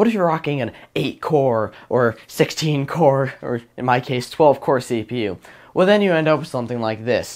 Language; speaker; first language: English; native; English